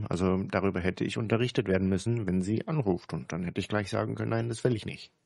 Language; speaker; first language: German; native; German